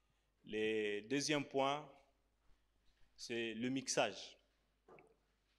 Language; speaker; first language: French; non-native, local second language; Swahili